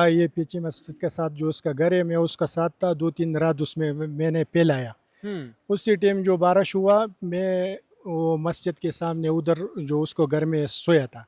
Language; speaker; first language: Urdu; non-native, local second language; Pashto